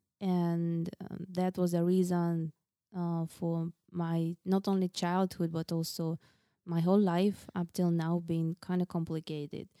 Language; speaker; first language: English; non-native, fluent; Russian